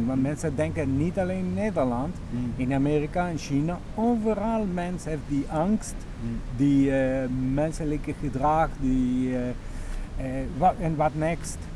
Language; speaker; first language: Dutch; non-native, learner; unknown